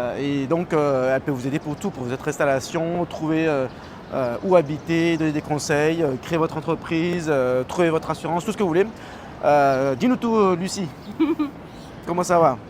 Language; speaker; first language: French; native; French